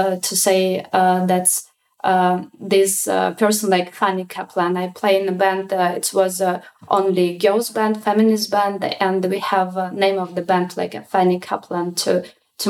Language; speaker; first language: English; non-native, learner; Russian